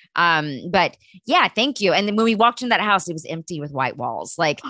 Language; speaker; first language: English; native; English